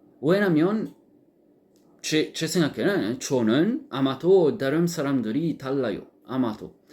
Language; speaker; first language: Korean; non-native, learner; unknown